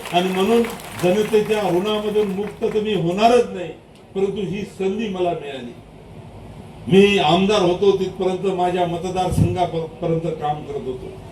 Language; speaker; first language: Marathi; non-native, local second language; Lambadi